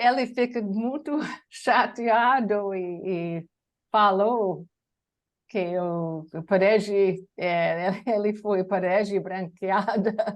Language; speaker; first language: Portuguese; non-native, learner; English